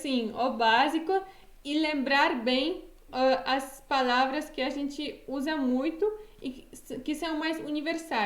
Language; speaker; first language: Portuguese; non-native, fluent; Polish